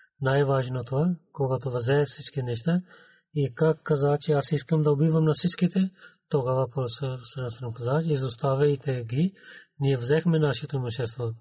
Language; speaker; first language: Bulgarian; non-native, learner; Urdu